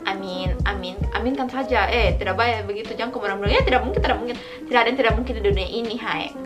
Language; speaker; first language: Indonesian; native; Indonesian